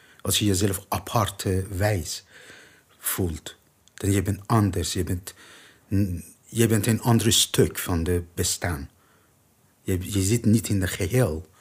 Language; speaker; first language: Dutch; non-native, learner; Persian